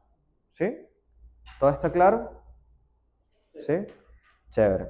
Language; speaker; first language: Spanish; native; Spanish